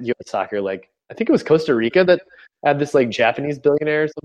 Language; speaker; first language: English; native; English